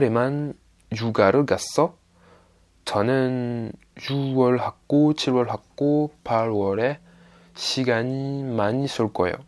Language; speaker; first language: Korean; non-native, learner; French